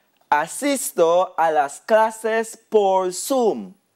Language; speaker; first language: Spanish; non-native, fluent; English